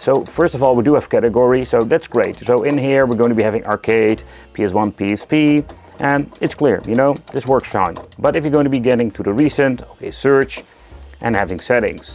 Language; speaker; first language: English; non-native, fluent; Dutch